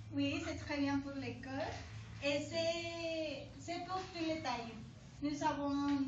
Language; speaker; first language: French; non-native, learner; Spanish